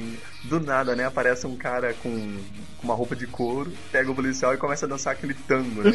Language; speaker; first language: Portuguese; native; Portuguese